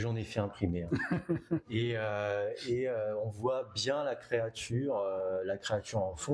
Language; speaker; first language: French; native; French